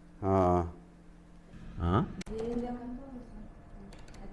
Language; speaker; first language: Russian; non-native, learner; Korean